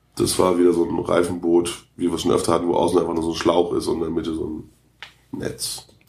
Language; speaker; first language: German; native; German